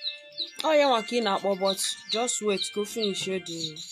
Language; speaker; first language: English; non-native, local second language; Igbo